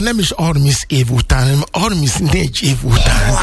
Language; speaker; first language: Hungarian; non-native, learner; Yoruba